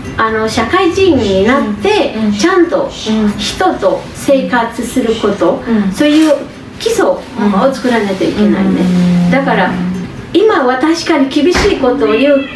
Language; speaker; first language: Japanese; non-native, fluent; Indonesian